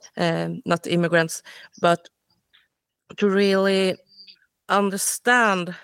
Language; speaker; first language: English; non-native, fluent; Swedish